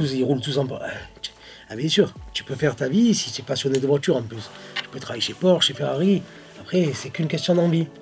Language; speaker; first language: French; native; French